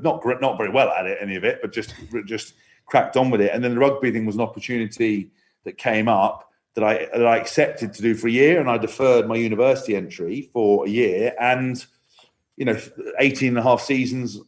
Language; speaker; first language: English; native; English